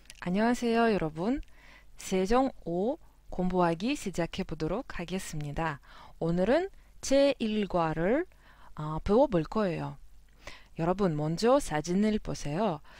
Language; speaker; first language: Korean; non-native, fluent; Russian